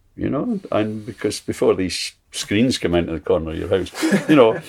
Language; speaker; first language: English; native; English